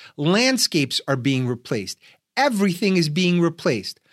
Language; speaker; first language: English; early bilingual, other home language; Russian